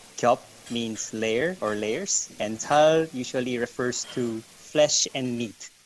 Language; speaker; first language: English; non-native, fluent; Korean